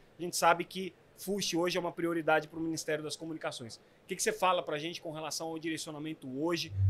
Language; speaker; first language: Portuguese; native; Portuguese